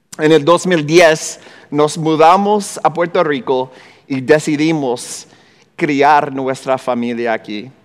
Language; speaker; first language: Spanish; non-native, fluent; English